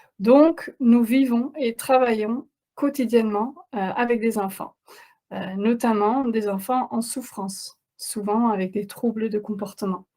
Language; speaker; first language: French; non-native, fluent; Dutch